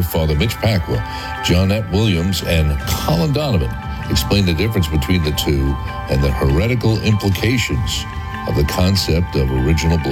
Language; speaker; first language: English; native; English